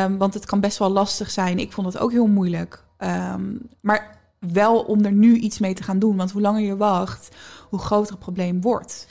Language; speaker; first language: Dutch; native; Dutch